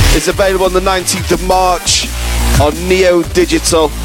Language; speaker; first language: English; native; English